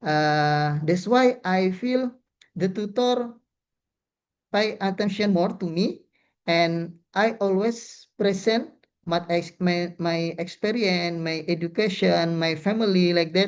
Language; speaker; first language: English; non-native, learner; Indonesian